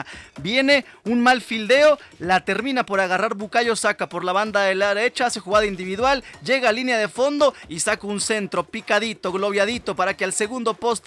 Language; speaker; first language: Spanish; native; Spanish